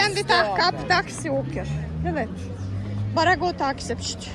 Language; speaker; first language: Swedish; non-native, learner; Russian